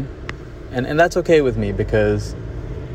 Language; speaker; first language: English; non-native, local second language; Hindi